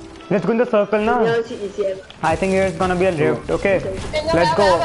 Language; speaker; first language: English; non-native, local second language; Hindi